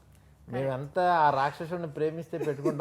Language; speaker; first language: Telugu; native; Telugu